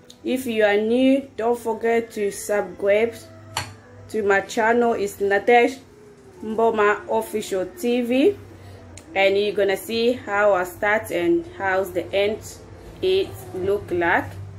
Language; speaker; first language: English; non-native, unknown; Lingala